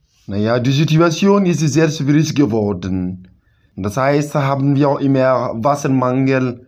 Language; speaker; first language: German; non-native, fluent; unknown